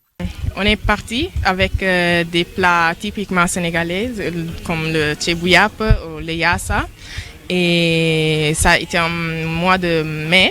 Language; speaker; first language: French; non-native, local second language; Serer